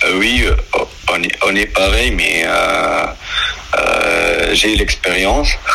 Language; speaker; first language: French; non-native, learner; Arabic